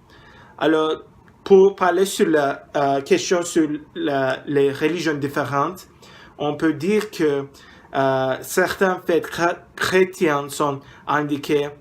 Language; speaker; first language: French; non-native, learner; English